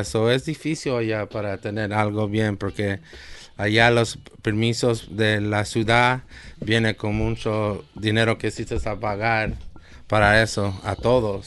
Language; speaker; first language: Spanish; early bilingual, heritage; Spanish